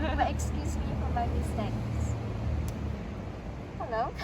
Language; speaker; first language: English; non-native, fluent; Japanese